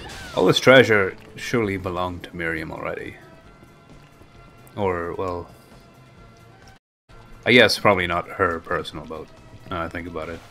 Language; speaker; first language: English; native; English